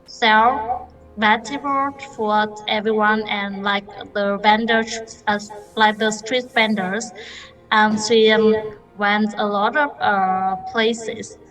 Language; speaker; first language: English; non-native, learner; Vietnamese